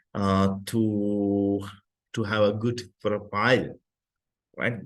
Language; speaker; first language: English; non-native, local second language; Sinhala